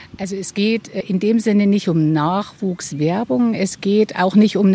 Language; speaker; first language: German; native; German